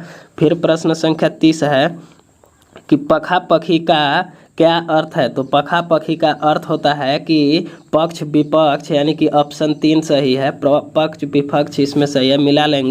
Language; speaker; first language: Hindi; native; Hindi